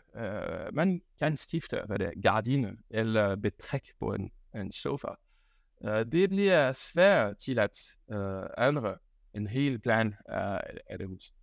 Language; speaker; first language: Danish; non-native, fluent; French